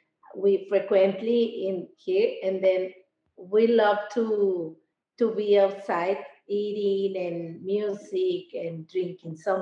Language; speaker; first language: English; non-native, learner; Spanish